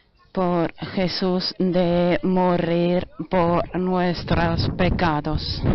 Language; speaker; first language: Spanish; non-native, fluent; German